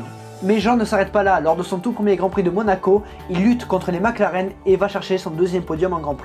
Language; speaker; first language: French; native; French